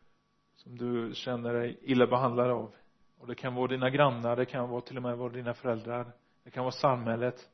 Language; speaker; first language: Swedish; non-native, fluent; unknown